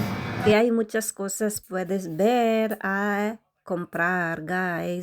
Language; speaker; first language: Spanish; non-native, learner; Filipino